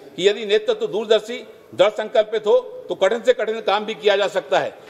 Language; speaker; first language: Hindi; native; Hindi